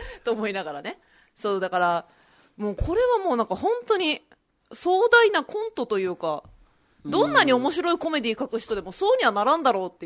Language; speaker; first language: Japanese; native; Japanese